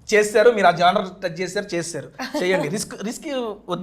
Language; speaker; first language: Telugu; native; Telugu